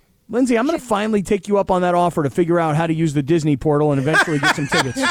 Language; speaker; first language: English; native; English